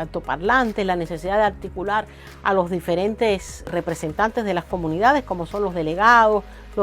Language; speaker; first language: Spanish; native; Spanish